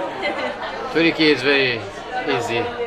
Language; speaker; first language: English; non-native, fluent; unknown